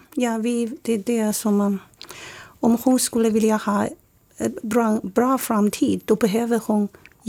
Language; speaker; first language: Swedish; non-native, fluent; Chinese